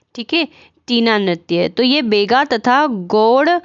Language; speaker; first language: Hindi; native; Hindi